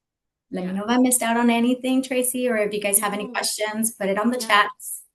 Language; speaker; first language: English; native; English